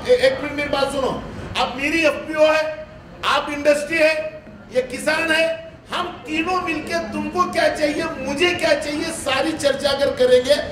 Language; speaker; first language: Hindi; non-native, local second language; Marathi